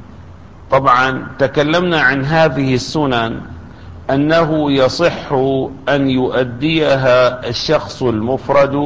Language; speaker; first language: Arabic; native; Arabic